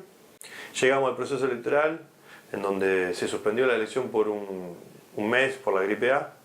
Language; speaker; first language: Spanish; native; Spanish